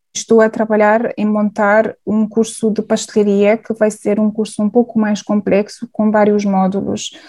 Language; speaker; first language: Portuguese; non-native, fluent; Hungarian